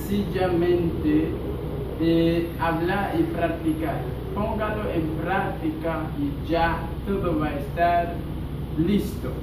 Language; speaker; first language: Spanish; non-native, fluent; Haitian Creole